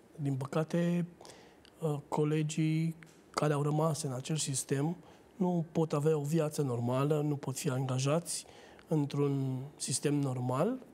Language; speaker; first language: Romanian; native; Romanian